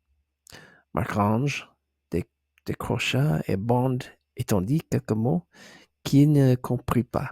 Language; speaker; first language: French; non-native, learner; English